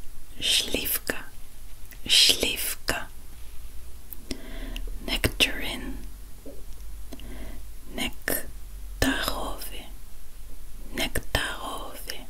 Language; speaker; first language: Polish; non-native, learner; Dutch